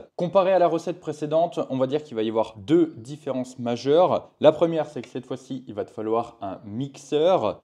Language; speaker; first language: French; native; French